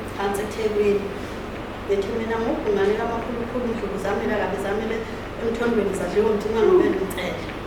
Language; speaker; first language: Zulu; non-native, local second language; Xhosa